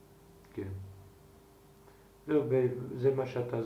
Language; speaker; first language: Hebrew; non-native, fluent; Slovak